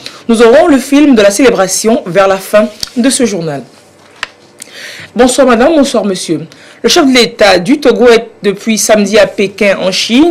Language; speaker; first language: French; native; French